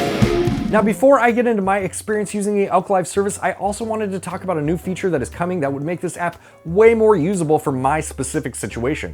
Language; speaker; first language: English; native; English